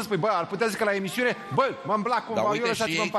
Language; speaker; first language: Romanian; native; Romanian